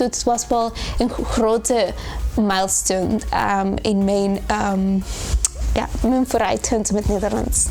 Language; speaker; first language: Dutch; non-native, learner; Spanish